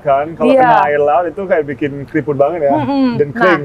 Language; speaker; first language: Indonesian; early bilingual, heritage; English